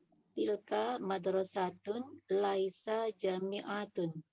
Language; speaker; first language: Arabic; non-native, learner; Indonesian